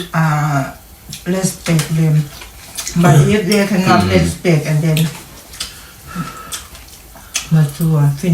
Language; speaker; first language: English; non-native, learner; Thai